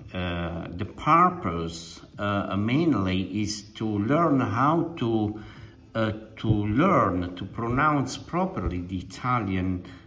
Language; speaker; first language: English; non-native, fluent; Italian